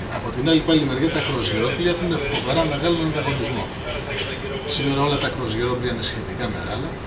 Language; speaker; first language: Greek; early bilingual, heritage; Greek